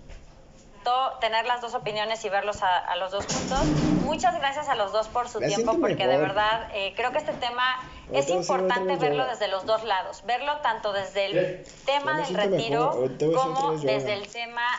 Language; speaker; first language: Spanish; native; Spanish